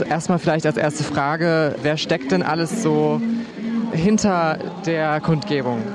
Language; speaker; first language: German; native; German